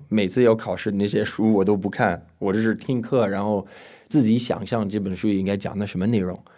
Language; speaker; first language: Chinese; non-native, fluent; English